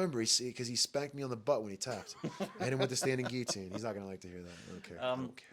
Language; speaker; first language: English; native; English